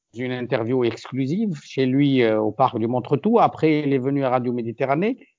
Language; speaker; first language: French; non-native, local second language; Arabic